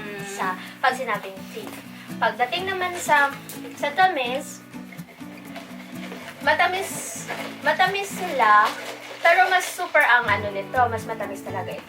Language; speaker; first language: Filipino; non-native, local second language; Cebuano